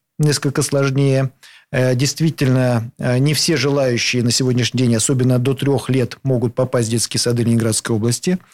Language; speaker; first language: Russian; native; Russian